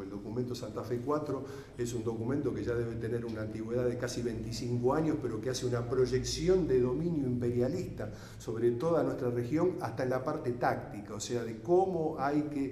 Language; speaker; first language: Spanish; native; Spanish